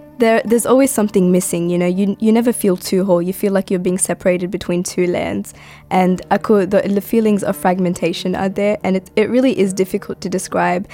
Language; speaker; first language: English; early bilingual, other home language; Arabic